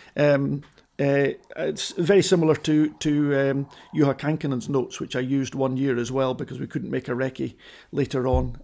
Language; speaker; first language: English; native; English